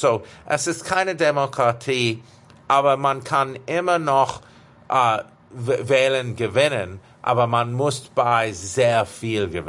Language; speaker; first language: German; non-native, fluent; English